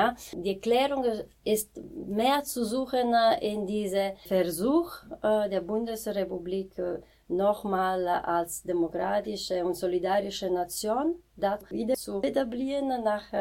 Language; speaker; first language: German; non-native, fluent; Italian